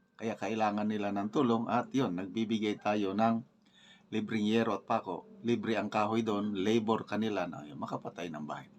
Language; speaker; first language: Filipino; native; Filipino